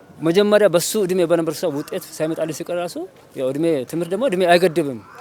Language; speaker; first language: Amharic; non-native, local second language; Hadiyya